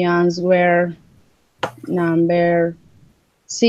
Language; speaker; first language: English; non-native, learner; Spanish